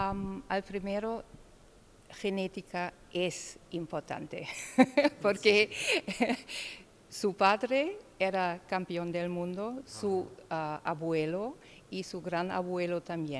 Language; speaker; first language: Spanish; non-native, learner; German